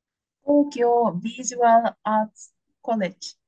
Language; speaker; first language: Japanese; non-native, fluent; Indonesian